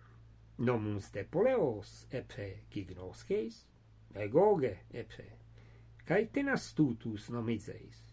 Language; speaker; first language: Greek; non-native, fluent; English